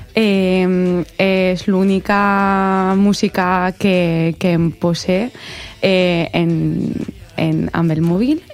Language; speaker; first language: Catalan; non-native, learner; French